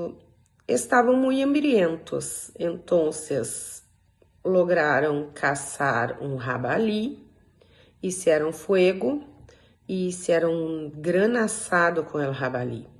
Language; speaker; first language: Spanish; non-native, learner; Portuguese